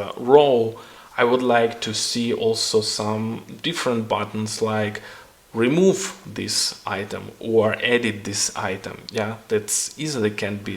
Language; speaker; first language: English; non-native, fluent; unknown